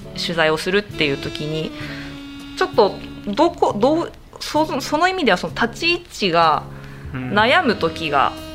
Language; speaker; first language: Japanese; native; Japanese